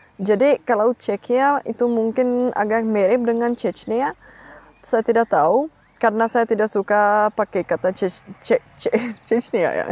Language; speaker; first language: Indonesian; non-native, fluent; Czech